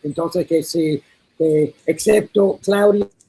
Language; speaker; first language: Spanish; non-native, learner; English